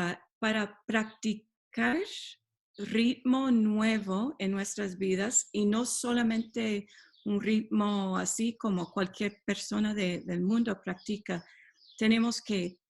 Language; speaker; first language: Spanish; non-native, fluent; English